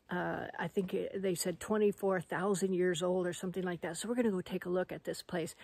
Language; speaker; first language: English; native; English